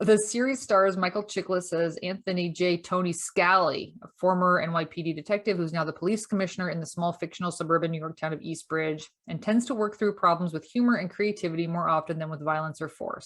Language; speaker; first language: English; native; English